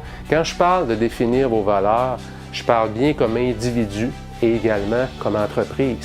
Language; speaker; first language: French; native; French